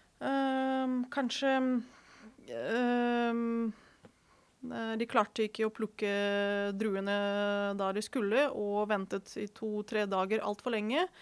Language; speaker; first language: Norwegian; non-native, fluent; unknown